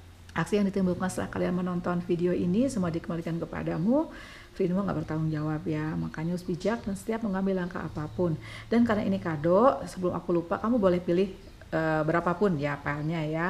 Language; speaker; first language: Indonesian; native; Indonesian